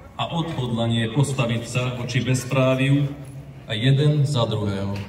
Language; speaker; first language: Slovak; non-native, local second language; Hungarian